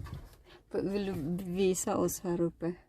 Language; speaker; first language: Swedish; non-native, learner; Filipino